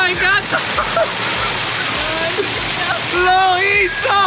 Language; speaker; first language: Spanish; non-native, learner; English